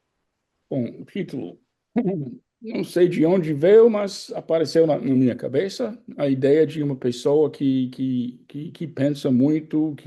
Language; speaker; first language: Portuguese; non-native, fluent; English